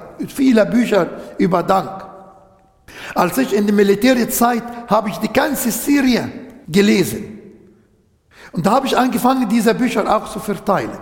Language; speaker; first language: German; non-native, fluent; Arabic